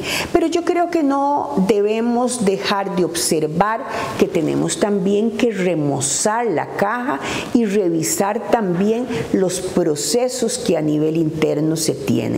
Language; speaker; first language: Spanish; native; Spanish